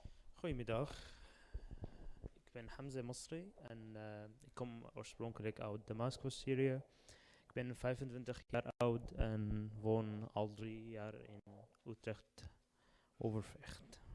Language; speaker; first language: Dutch; non-native, learner; Arabic